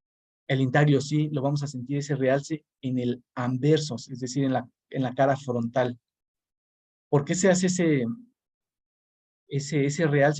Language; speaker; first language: Spanish; native; Spanish